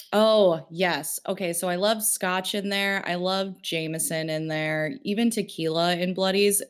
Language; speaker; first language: English; early bilingual, other home language; Filipino